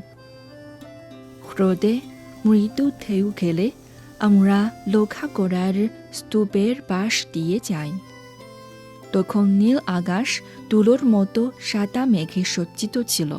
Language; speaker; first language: Bangla; non-native, fluent; Chinese